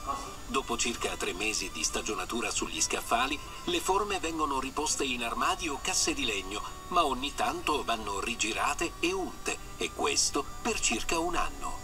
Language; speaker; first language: Italian; native; Italian